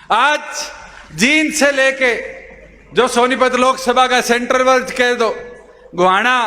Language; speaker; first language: Hindi; native; Hindi